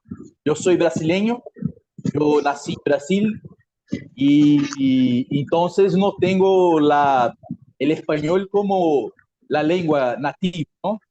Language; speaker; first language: Spanish; non-native, fluent; Portuguese